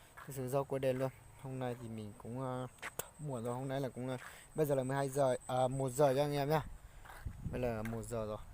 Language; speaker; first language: Vietnamese; non-native, local second language; Hmong